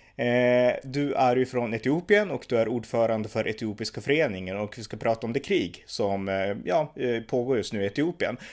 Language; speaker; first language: Swedish; native; Swedish